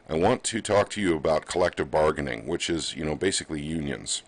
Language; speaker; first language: English; native; English